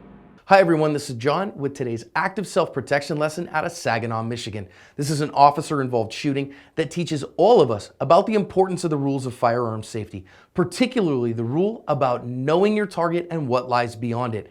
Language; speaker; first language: English; native; English